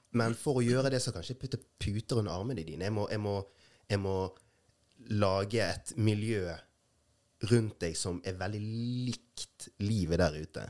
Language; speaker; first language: Norwegian; early bilingual, other home language; Rundi